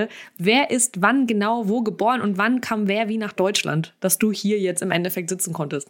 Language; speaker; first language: German; early bilingual, other home language; Russian